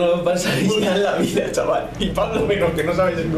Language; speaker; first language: Spanish; native; Spanish